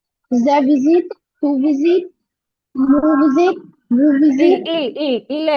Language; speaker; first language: French; non-native, learner; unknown